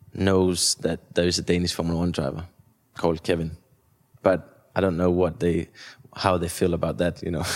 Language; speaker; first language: English; non-native, fluent; Danish